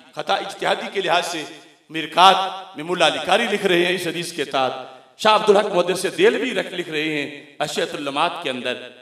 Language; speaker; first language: Urdu; non-native, local second language; Punjabi